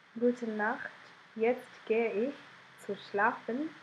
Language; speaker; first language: German; non-native, learner; English